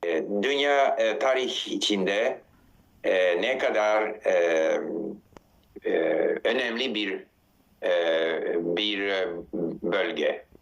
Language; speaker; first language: Turkish; non-native, learner; English